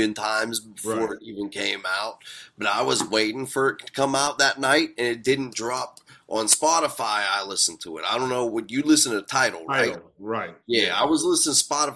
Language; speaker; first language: English; native; English